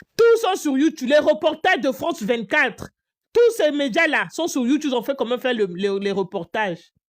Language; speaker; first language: French; non-native, local second language; Lingala